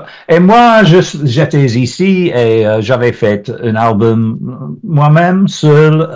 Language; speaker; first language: French; non-native, learner; English